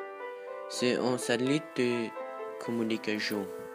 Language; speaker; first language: French; non-native, learner; Danish